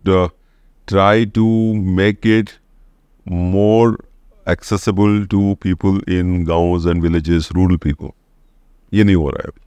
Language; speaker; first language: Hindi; non-native, local second language; Odia